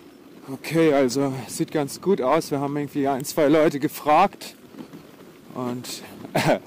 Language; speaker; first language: German; native; German